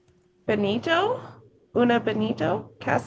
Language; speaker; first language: Spanish; non-native, learner; English